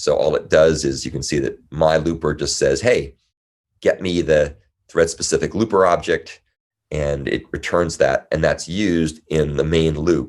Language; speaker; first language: English; native; English